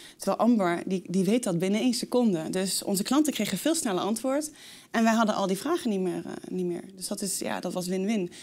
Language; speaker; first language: Dutch; native; Dutch